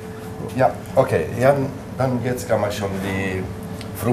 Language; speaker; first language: German; non-native, fluent; Italian